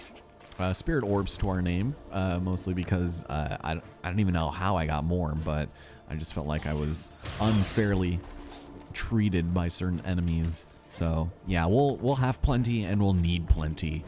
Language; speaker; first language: English; native; English